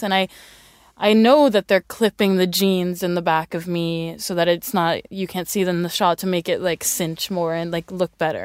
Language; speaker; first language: English; early bilingual, other home language; Swedish